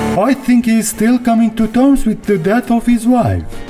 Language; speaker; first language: English; non-native, fluent; Turkish